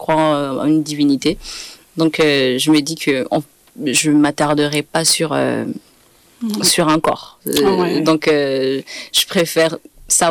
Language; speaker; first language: French; non-native, local second language; Rundi